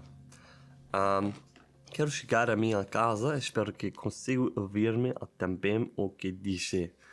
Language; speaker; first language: Portuguese; non-native, learner; Italian